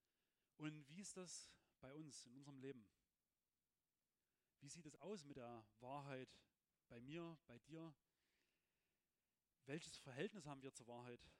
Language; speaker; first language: German; native; German